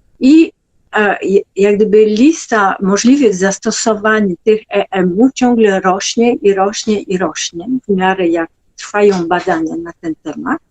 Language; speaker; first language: Polish; non-native, fluent; French